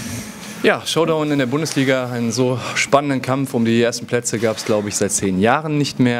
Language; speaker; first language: German; native; German